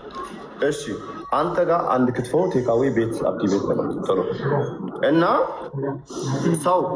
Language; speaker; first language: Amharic; native; Amharic